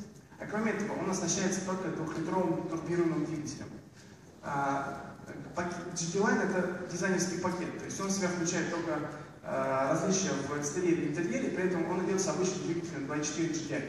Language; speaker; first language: Russian; native; Russian